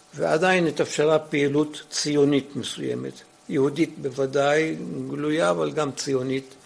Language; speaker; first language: Hebrew; early bilingual, other home language; Arabic